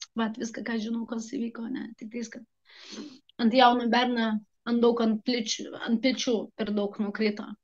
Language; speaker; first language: Lithuanian; non-native, local second language; Russian